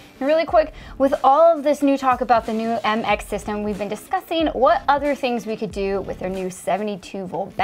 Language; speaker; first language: English; native; English